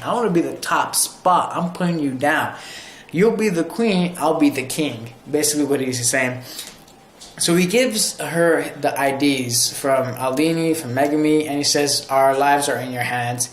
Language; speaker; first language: English; native; English